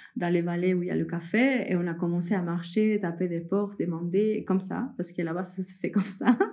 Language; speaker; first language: French; early bilingual, other home language; Spanish